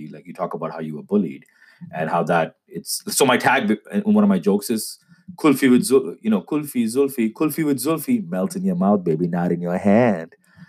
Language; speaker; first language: English; non-native, local second language; Urdu